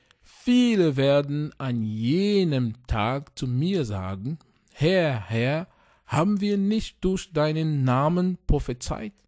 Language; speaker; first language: German; non-native, fluent; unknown